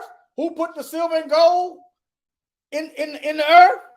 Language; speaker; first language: English; native; English